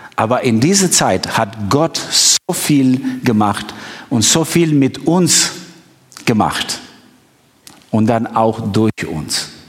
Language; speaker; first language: German; non-native, fluent; Albanian